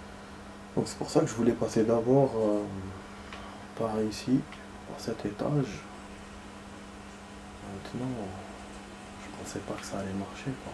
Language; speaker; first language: French; native; French